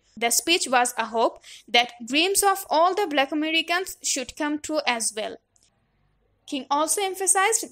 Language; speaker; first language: English; non-native, local second language; Bangla